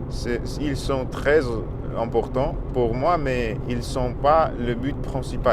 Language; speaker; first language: French; non-native, learner; Russian